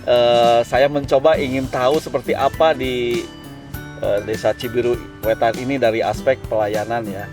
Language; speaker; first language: Indonesian; non-native, local second language; Sundanese